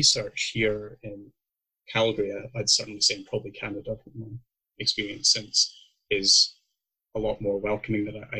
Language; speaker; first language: English; native; English